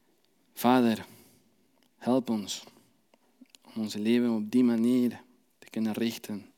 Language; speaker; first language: Dutch; non-native, fluent; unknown